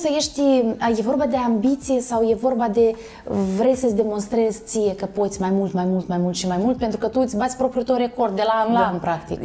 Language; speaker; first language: Romanian; native; Romanian